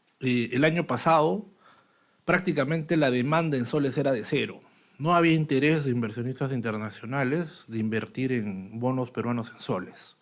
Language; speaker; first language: Spanish; native; Spanish